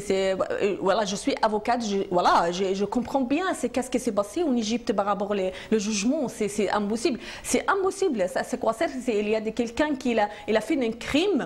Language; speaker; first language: French; non-native, learner; Arabic